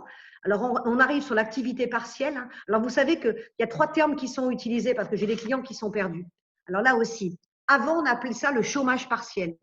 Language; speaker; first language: French; native; French